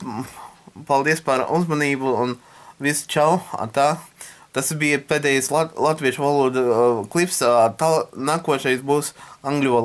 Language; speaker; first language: Latvian; non-native, local second language; Russian